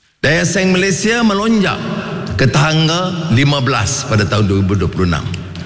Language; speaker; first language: Malay; native; Malay